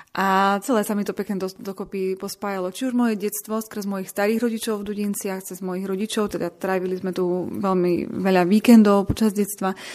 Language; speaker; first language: Slovak; native; Slovak